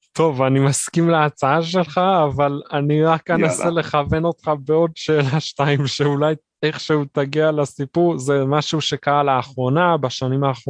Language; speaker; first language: Hebrew; native; Hebrew